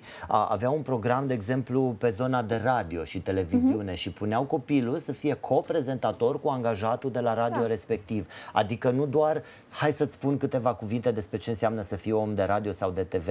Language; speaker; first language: Romanian; native; Romanian